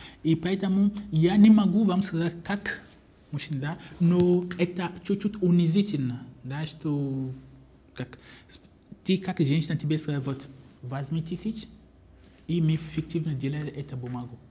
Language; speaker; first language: Russian; non-native, fluent; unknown